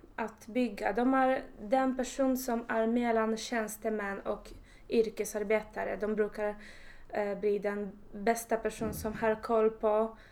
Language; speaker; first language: Swedish; non-native, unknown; Polish